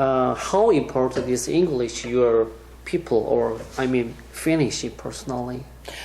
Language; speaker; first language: English; non-native, learner; Korean